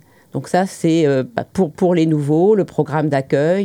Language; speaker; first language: French; native; French